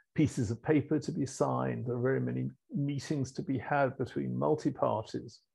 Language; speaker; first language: English; native; English